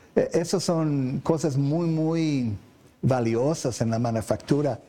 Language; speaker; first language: Spanish; non-native, fluent; English